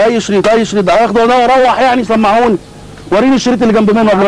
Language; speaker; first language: Arabic; native; Arabic